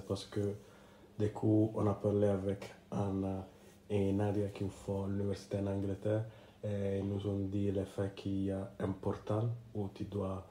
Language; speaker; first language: French; non-native, learner; English